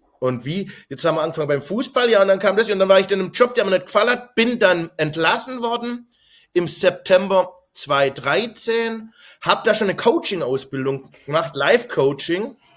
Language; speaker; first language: German; native; German